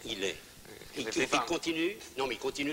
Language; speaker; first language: French; native; French